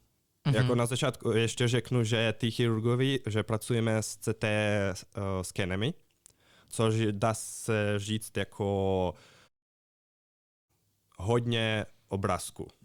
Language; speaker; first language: Czech; non-native, fluent; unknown